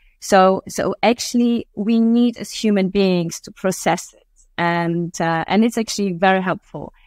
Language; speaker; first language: English; non-native, fluent; Polish